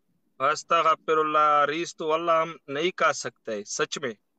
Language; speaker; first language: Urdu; non-native, local second language; Pashto